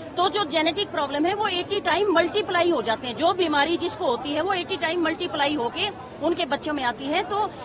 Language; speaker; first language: Hindi; native; Hindi